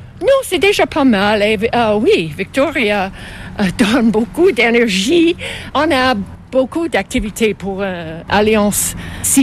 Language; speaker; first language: French; non-native, fluent; English